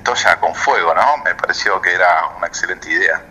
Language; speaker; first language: Spanish; native; Spanish